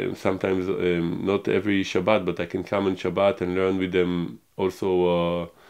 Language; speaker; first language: English; non-native, fluent; Hebrew